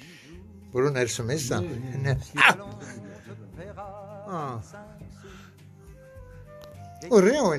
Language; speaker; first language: Greek; non-native, learner; French